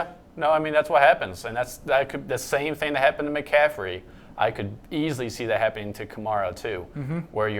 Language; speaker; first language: English; native; English